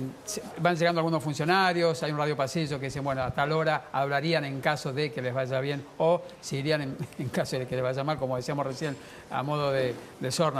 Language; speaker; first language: Spanish; native; Spanish